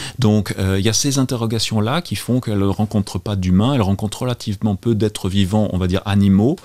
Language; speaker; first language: French; native; French